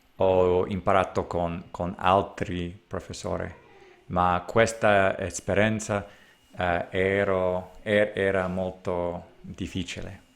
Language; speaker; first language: Italian; non-native, learner; English